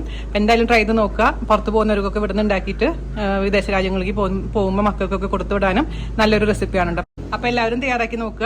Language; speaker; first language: Malayalam; native; Malayalam